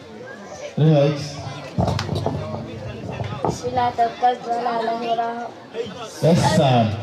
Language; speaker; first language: Finnish; non-native, fluent; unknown